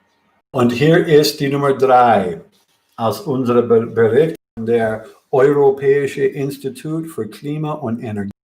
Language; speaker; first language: German; non-native, fluent; English